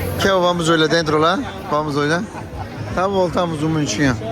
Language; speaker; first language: Portuguese; non-native, learner; Turkish